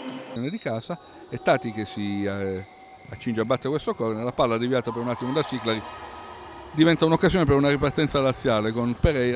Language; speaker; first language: Italian; native; Italian